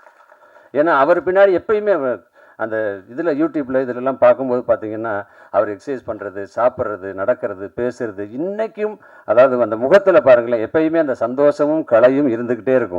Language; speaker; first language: Tamil; native; Tamil